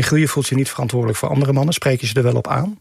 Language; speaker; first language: Dutch; native; Dutch